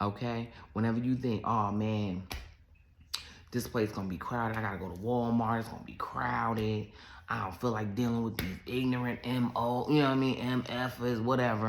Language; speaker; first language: English; native; English